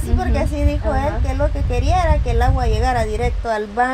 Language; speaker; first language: Spanish; native; Spanish